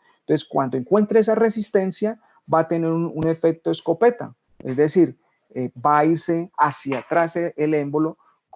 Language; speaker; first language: Spanish; native; Spanish